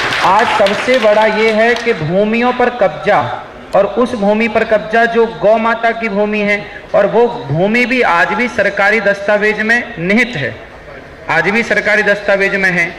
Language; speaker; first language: Hindi; native; Hindi